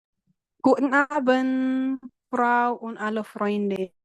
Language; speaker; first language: German; non-native, learner; Indonesian